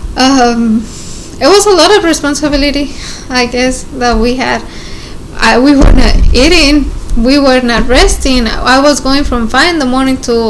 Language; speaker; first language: English; non-native, learner; Spanish